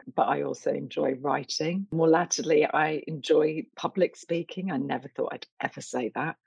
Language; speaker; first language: English; native; English